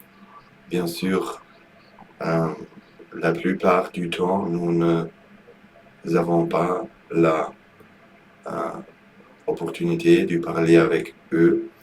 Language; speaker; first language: French; non-native, learner; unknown